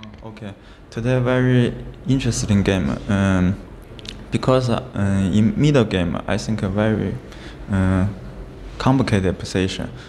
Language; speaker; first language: English; non-native, learner; Chinese